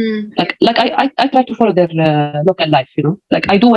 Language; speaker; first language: English; non-native, fluent; Arabic